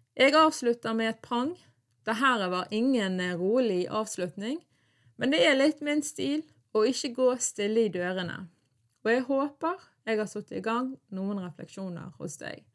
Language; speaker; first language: Norwegian; native; Norwegian